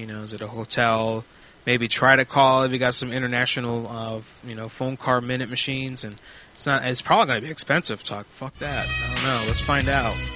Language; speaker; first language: English; native; English